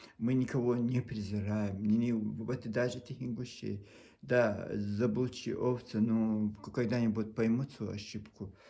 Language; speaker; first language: Russian; non-native, local second language; Chechen